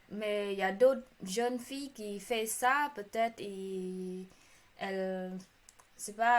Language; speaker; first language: French; non-native, learner; Khmer